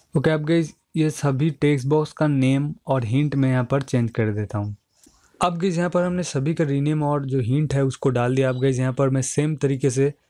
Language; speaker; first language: Hindi; native; Hindi